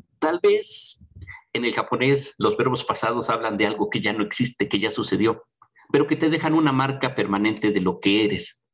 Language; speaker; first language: Spanish; native; Spanish